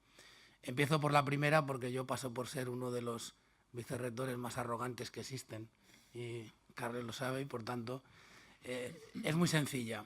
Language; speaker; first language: Spanish; native; Spanish